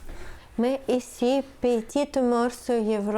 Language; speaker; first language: French; non-native, learner; Ukrainian